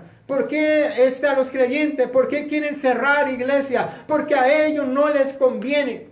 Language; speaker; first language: Spanish; native; Spanish